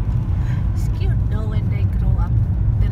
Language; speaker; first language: English; non-native, learner; Indonesian